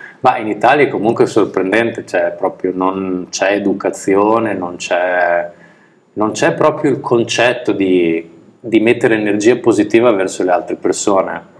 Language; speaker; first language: Italian; native; Italian